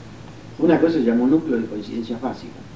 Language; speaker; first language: Spanish; native; Spanish